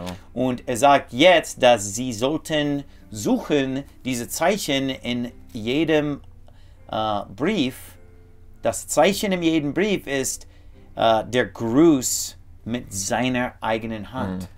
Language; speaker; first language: German; non-native, fluent; English